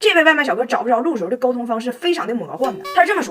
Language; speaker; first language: Chinese; native; Chinese